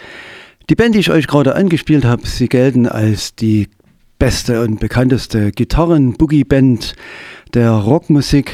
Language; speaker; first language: German; native; German